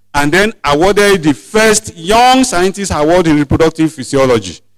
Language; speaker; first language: English; non-native, local second language; Yoruba